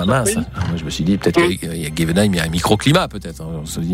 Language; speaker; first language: French; native; French